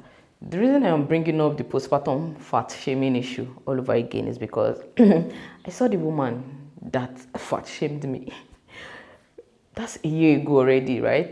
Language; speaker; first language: English; non-native, local second language; Yoruba